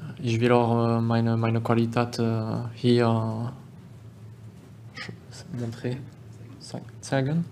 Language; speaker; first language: German; non-native, learner; French